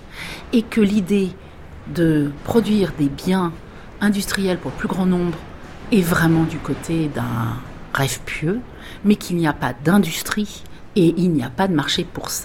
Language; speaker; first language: French; native; French